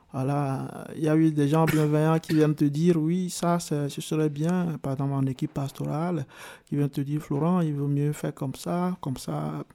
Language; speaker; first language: French; non-native, local second language; Ewe